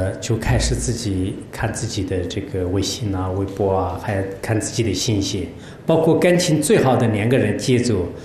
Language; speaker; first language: Chinese; non-native, local second language; Tibetan